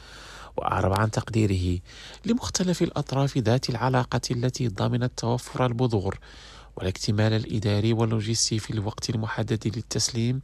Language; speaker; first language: Arabic; non-native, fluent; Indonesian